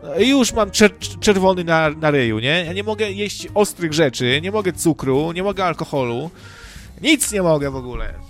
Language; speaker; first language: Polish; native; Polish